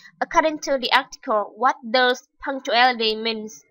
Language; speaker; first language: English; non-native, fluent; Vietnamese